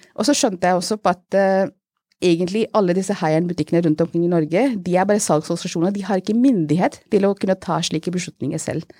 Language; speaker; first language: Norwegian; non-native, fluent; Hindi